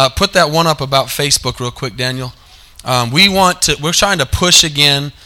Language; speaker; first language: English; native; English